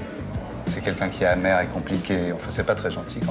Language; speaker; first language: French; native; French